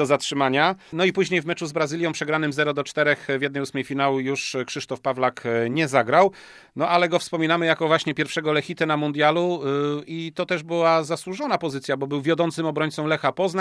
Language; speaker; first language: Polish; native; Polish